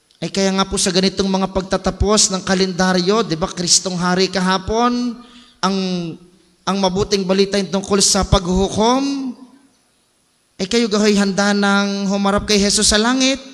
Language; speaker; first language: Filipino; native; Filipino